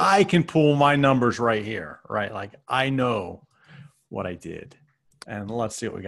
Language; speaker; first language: English; native; English